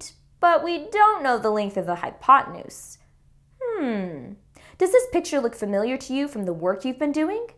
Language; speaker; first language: English; native; English